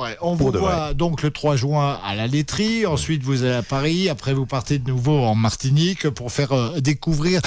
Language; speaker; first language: French; native; French